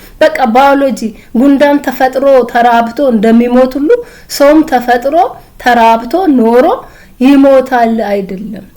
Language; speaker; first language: Amharic; non-native, local second language; Oromo